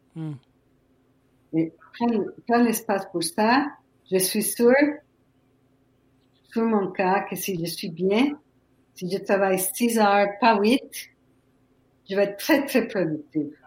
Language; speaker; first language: French; non-native, fluent; Spanish